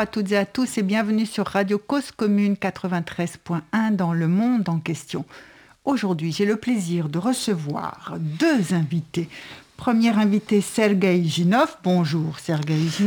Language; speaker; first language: French; native; French